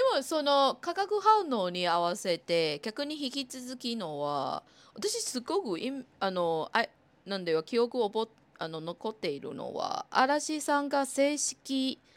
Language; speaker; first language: Japanese; non-native, fluent; Cantonese